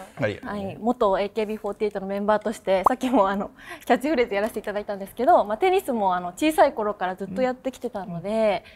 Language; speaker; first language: Japanese; native; Japanese